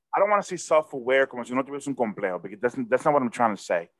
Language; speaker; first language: English; early bilingual, other home language; Spanish